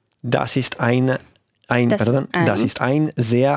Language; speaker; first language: German; non-native, learner; Spanish